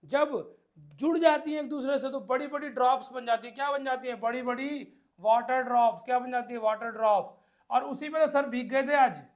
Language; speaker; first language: Hindi; native; Hindi